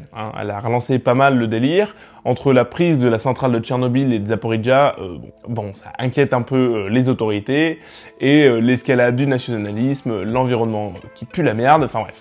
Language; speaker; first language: French; native; French